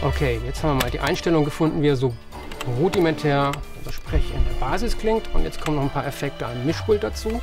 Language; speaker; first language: German; native; German